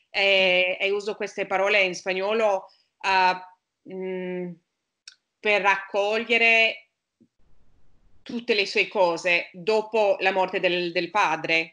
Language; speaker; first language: Italian; non-native, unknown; English